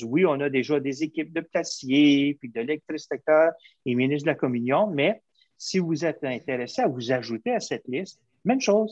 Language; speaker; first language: French; native; French